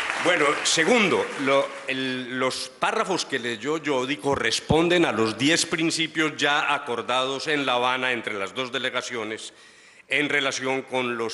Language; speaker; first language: Spanish; native; Spanish